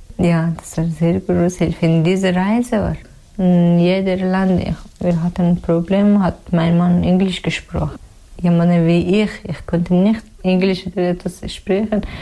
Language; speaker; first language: German; non-native, learner; Persian